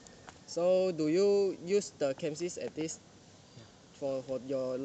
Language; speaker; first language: English; non-native, learner; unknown